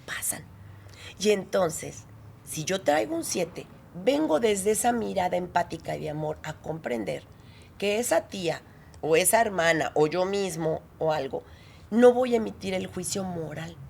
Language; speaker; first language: Spanish; native; Spanish